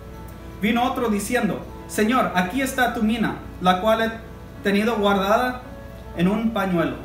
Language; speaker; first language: Spanish; early bilingual, heritage; Spanish